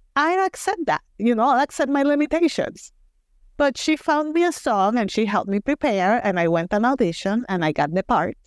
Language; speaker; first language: English; non-native, fluent; Spanish